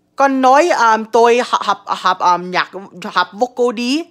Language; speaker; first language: Vietnamese; early bilingual, heritage; Vietnamese